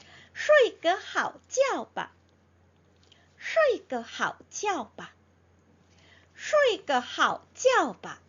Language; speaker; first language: Chinese; non-native, fluent; Korean